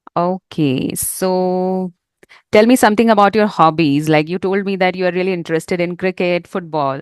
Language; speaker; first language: English; non-native, fluent; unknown